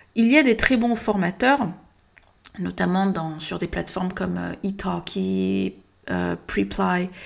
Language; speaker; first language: French; early bilingual, heritage; French